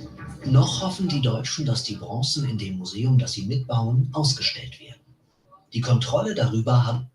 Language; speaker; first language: German; native; German